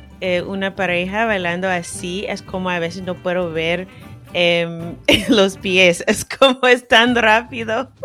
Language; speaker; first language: Spanish; non-native, fluent; English